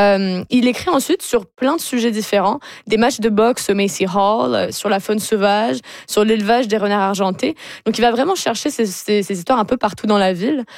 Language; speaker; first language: French; native; French